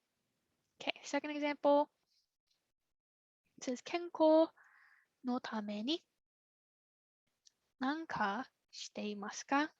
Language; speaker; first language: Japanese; non-native, fluent; English